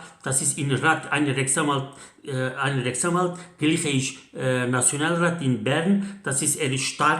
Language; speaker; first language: German; non-native, learner; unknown